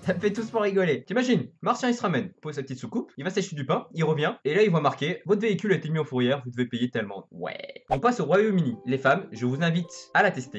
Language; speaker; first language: French; native; French